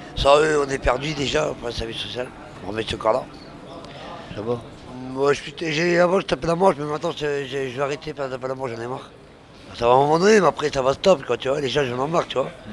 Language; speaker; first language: French; native; French